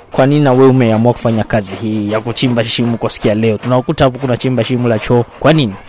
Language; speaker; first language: Swahili; non-native, local second language; Rundi